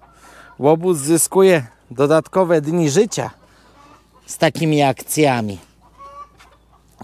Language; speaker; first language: Polish; native; Polish